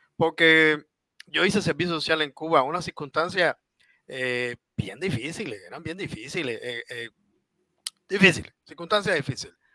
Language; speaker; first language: Spanish; native; Spanish